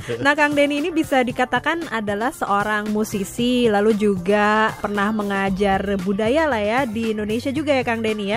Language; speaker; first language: Indonesian; native; Indonesian